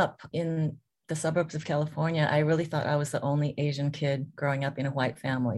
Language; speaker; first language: English; early bilingual, other home language; Korean